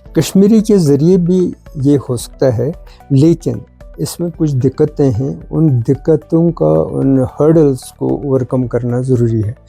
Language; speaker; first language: Urdu; non-native, local second language; Kashmiri